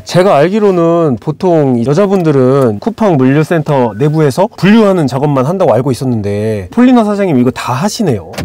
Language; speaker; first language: Korean; native; Korean